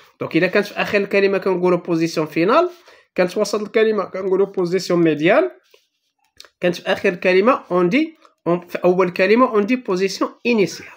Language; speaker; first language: French; non-native, local second language; Arabic